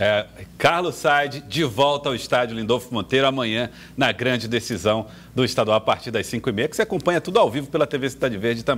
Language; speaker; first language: Portuguese; native; Portuguese